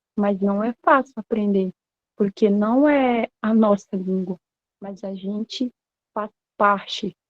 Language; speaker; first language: Portuguese; non-native, local second language; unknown